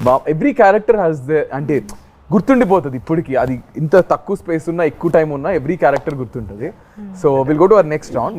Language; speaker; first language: Telugu; native; Telugu